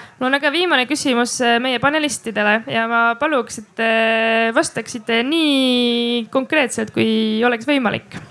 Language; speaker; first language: Estonian; non-native, local second language; Russian